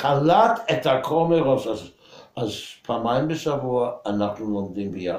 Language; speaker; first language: Hebrew; non-native, fluent; English